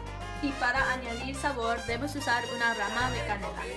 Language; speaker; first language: Spanish; non-native, learner; English